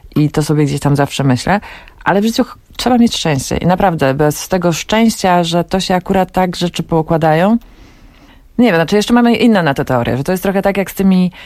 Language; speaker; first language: Polish; native; Polish